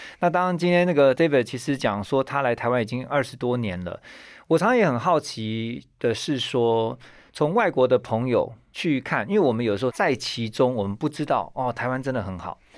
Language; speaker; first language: Chinese; native; Chinese